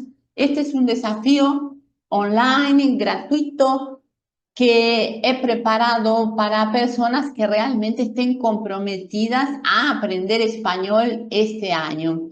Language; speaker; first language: Spanish; non-native, fluent; Portuguese